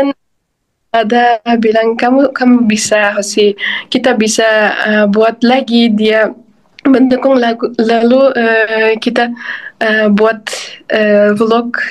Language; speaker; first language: Indonesian; non-native, fluent; Uzbek